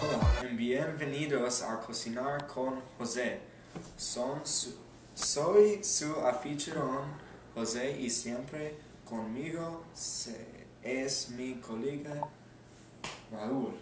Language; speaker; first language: Spanish; non-native, learner; English